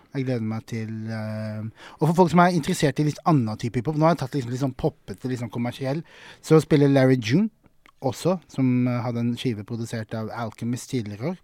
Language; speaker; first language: Norwegian; native; Norwegian